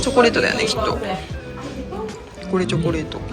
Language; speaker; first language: Japanese; native; Japanese